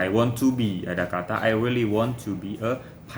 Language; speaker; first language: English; non-native, fluent; Indonesian